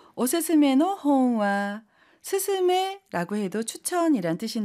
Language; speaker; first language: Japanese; non-native, fluent; Korean